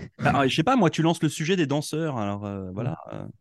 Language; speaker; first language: French; native; French